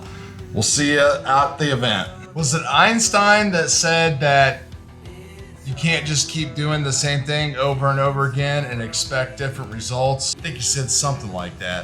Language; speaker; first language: English; native; English